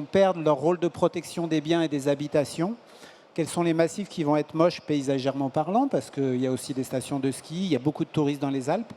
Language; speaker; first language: French; native; French